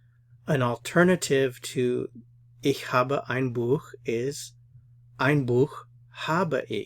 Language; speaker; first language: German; non-native, fluent; English